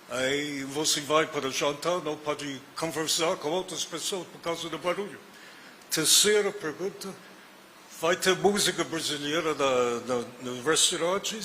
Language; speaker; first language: Portuguese; non-native, learner; English